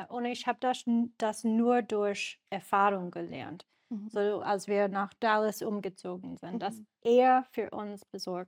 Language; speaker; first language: German; non-native, fluent; English